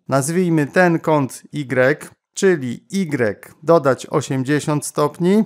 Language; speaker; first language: Polish; native; Polish